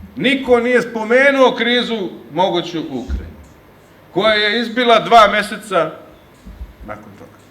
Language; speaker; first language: Serbian; native; Serbian